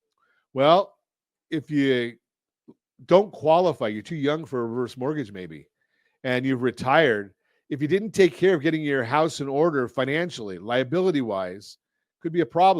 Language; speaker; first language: English; native; English